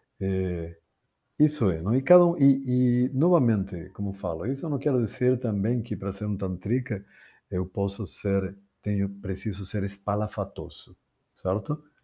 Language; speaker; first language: Portuguese; non-native, fluent; Spanish